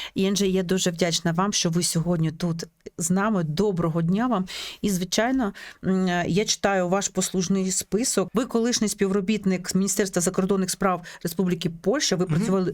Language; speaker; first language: Ukrainian; native; Ukrainian